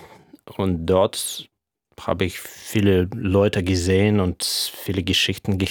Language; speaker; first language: German; non-native, fluent; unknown